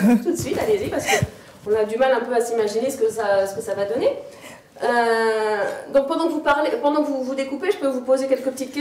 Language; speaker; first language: French; native; French